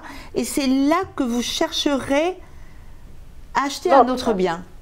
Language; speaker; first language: French; native; French